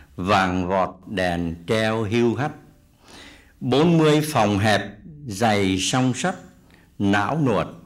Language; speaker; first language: Vietnamese; native; Vietnamese